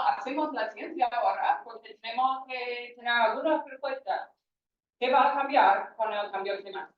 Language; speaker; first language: Spanish; non-native, fluent; English